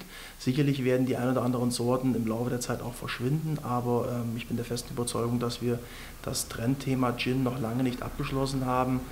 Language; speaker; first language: German; native; German